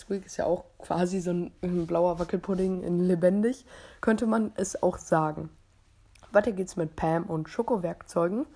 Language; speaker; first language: German; native; German